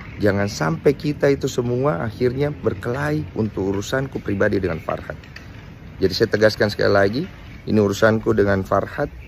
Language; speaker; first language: Indonesian; native; Indonesian